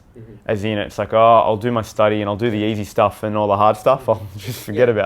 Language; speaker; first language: English; native; English